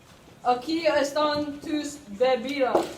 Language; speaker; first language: Spanish; non-native, learner; English